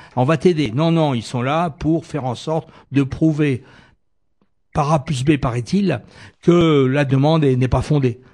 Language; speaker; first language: French; native; French